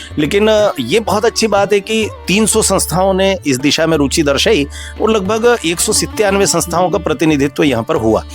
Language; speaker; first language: Hindi; native; Hindi